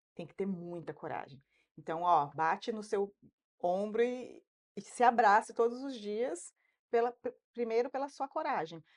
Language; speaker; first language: Portuguese; native; Portuguese